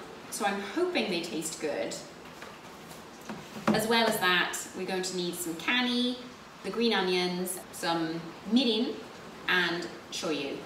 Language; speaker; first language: English; native; English